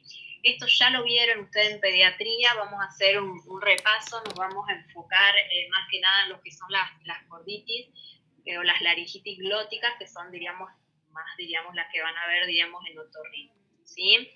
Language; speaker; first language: Spanish; native; Spanish